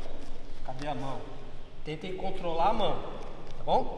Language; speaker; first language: Portuguese; native; Portuguese